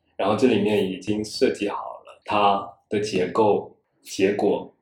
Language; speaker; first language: Chinese; non-native, local second language; Wu Chinese